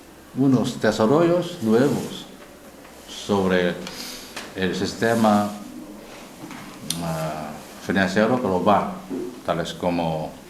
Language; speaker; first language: Spanish; non-native, learner; Chinese